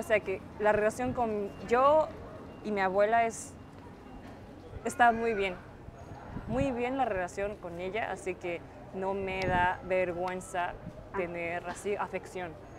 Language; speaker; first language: Spanish; non-native, fluent; Japanese